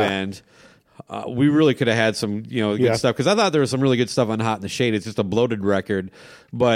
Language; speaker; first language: English; native; English